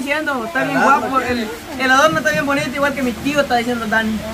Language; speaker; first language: Spanish; native; Spanish